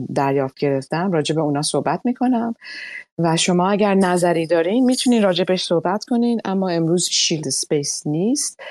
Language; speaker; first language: Persian; early bilingual, other home language; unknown